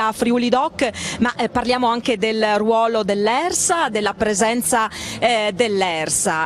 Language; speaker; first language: Italian; native; Italian